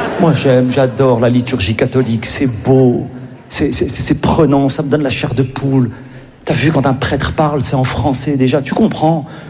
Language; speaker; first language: French; native; French